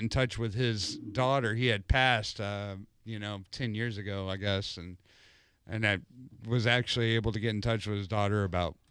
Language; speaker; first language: English; native; English